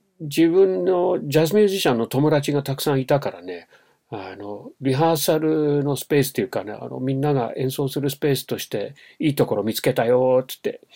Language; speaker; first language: Japanese; non-native, fluent; English